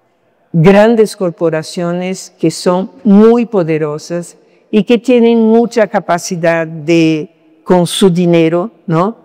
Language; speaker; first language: Spanish; non-native, fluent; Portuguese